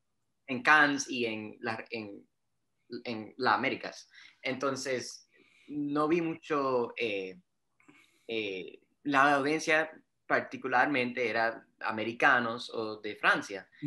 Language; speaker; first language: Spanish; early bilingual, heritage; Spanish